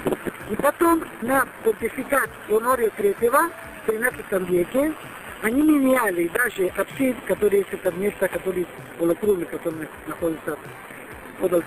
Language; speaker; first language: Russian; non-native, learner; Italian